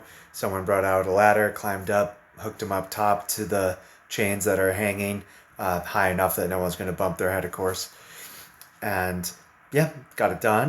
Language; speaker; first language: English; native; English